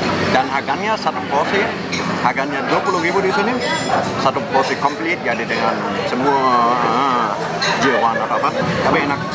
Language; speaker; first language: Indonesian; non-native, fluent; German